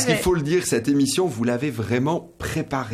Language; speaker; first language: French; native; French